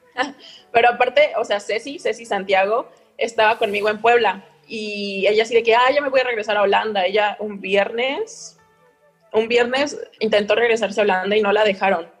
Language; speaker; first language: Spanish; native; Spanish